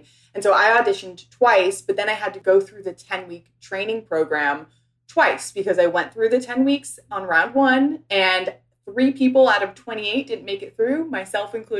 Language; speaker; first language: English; native; English